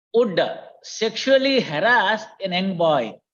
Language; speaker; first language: English; non-native, local second language; Kannada